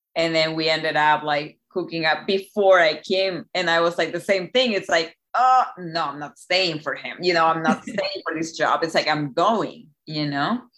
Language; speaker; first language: English; non-native, fluent; Spanish